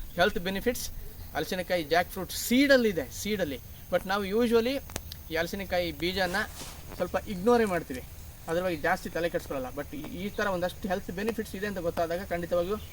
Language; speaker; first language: Kannada; non-native, local second language; Kodava